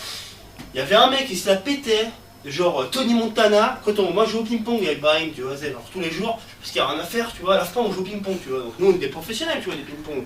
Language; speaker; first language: French; native; French